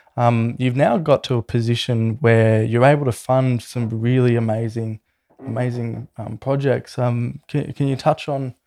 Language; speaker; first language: English; native; English